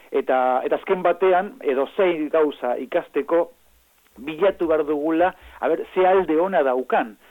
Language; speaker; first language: Basque; non-native, fluent; Spanish